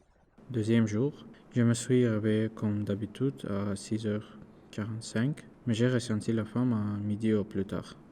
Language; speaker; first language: French; non-native, learner; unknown